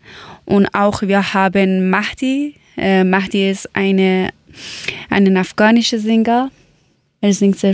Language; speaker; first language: German; non-native, learner; Persian